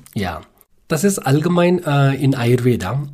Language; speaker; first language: German; non-native, learner; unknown